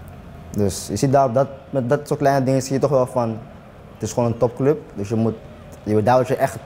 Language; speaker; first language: Dutch; native; Dutch